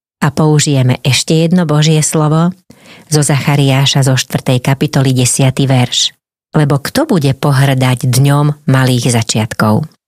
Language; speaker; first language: Slovak; native; Slovak